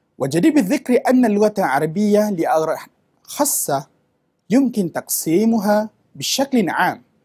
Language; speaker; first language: Arabic; non-native, fluent; Malay